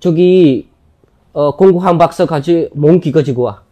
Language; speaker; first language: Korean; non-native, learner; Indonesian